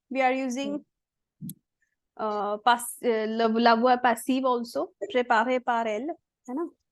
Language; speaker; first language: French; non-native, fluent; Hindi